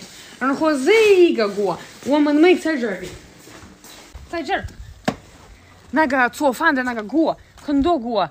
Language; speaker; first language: Chinese; non-native, learner; Russian